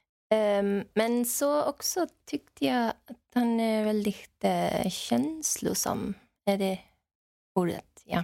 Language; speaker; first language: Swedish; non-native, fluent; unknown